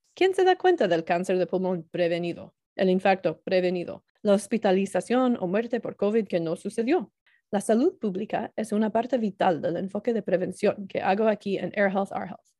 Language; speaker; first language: Spanish; non-native, learner; English